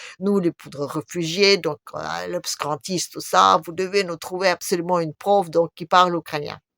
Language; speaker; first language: French; non-native, fluent; Russian